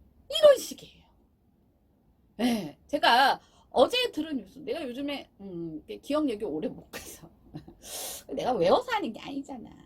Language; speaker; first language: Korean; native; Korean